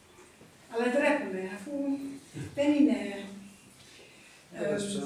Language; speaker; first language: Greek; non-native, learner; English